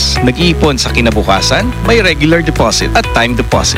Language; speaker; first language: Filipino; native; Filipino